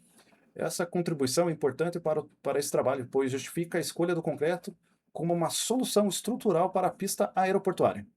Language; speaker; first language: Portuguese; native; Portuguese